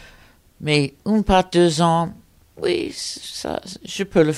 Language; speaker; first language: French; non-native, fluent; English